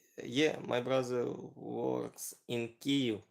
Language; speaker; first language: English; non-native, learner; Ukrainian